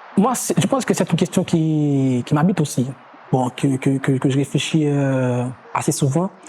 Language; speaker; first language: French; non-native, local second language; Haitian Creole